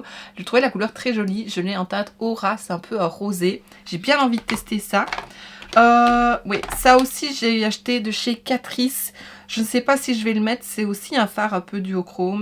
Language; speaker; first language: French; native; French